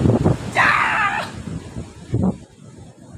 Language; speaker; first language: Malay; non-native, local second language; Javanese